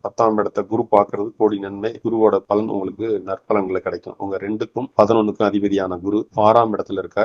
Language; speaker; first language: Tamil; native; Tamil